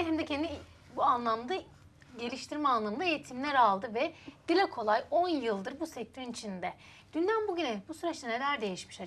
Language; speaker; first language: Turkish; native; Turkish